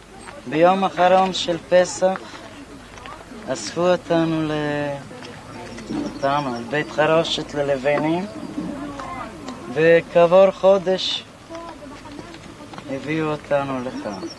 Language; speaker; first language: Hebrew; non-native, fluent; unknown